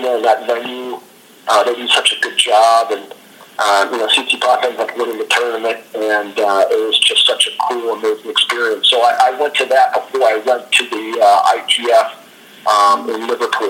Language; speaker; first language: English; native; English